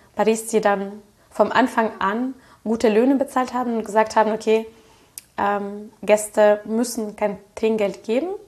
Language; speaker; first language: German; non-native, fluent; Russian